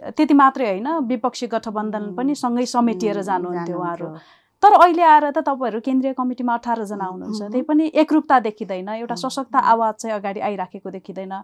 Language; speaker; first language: Nepali; native; Nepali